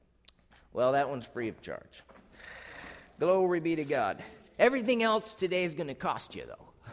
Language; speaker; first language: English; native; English